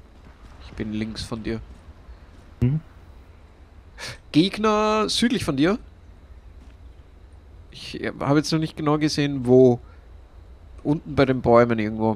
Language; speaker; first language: German; native; German